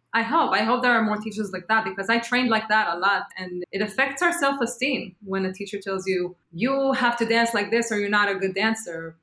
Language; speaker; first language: English; non-native, fluent; Hebrew